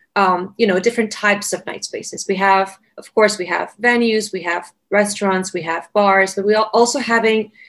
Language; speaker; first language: English; non-native, fluent; Spanish